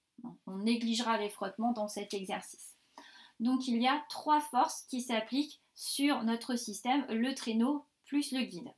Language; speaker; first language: French; native; French